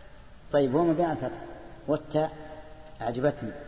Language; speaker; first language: Arabic; native; Arabic